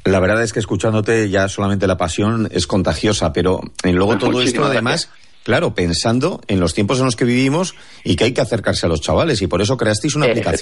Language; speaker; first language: Spanish; native; Spanish